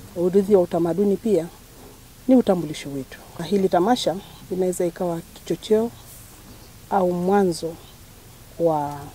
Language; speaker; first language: Swahili; non-native, local second language; Masai